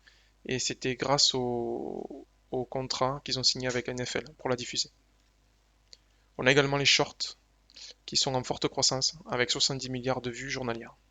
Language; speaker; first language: French; native; French